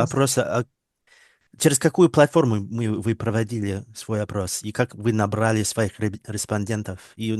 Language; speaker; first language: Russian; non-native, fluent; English